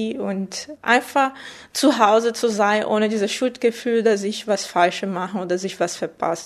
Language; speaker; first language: German; non-native, fluent; Portuguese